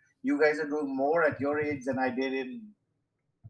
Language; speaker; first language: English; non-native, local second language; Sindhi